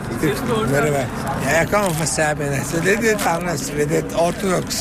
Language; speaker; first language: Danish; non-native, learner; Serbian